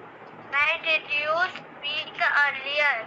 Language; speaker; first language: English; non-native, learner; Hindi